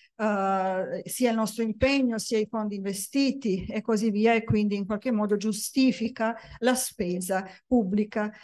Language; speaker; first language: Italian; non-native, fluent; Bosnian